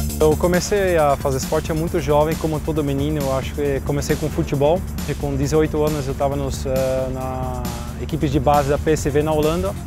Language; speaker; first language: Portuguese; non-native, fluent; Dutch